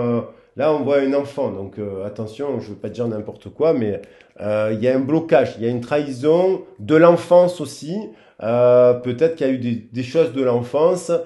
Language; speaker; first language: French; native; French